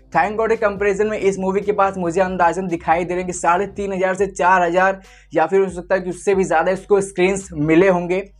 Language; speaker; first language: Hindi; native; Hindi